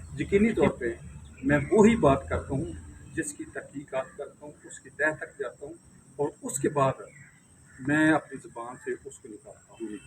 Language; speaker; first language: Urdu; non-native, local second language; Punjabi